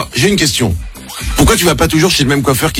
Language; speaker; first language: French; native; French